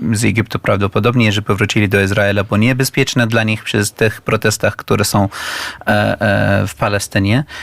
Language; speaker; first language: Polish; non-native, learner; Arabic